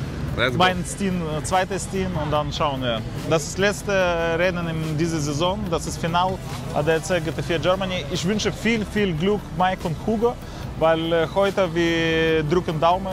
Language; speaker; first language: German; non-native, learner; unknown